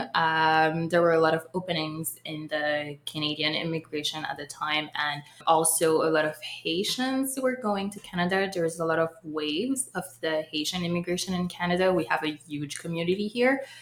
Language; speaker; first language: English; early bilingual, other home language; Haitian Creole